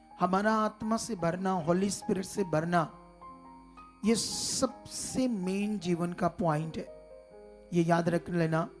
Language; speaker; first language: Hindi; non-native, local second language; Punjabi